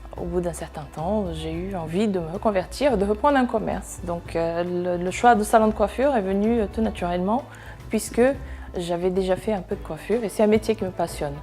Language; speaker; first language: French; non-native, fluent; Portuguese